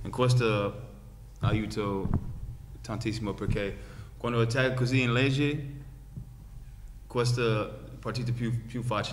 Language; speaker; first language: Italian; non-native, learner; English